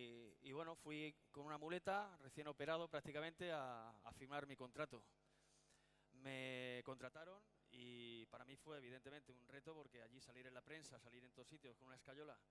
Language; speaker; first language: Spanish; native; Spanish